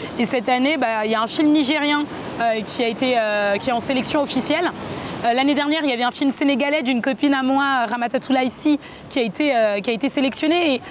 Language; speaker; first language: French; native; French